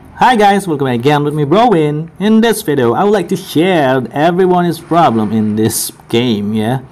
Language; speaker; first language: English; non-native, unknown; Indonesian